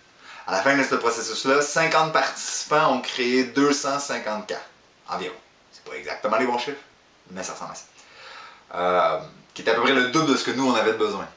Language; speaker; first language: French; native; French